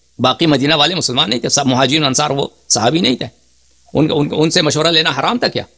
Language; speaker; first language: Urdu; non-native, fluent; Persian